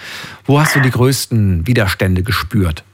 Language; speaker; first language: German; native; German